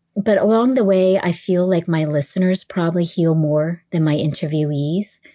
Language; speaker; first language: English; early bilingual, other home language; Vietnamese